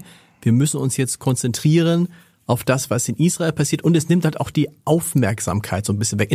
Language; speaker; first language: German; native; German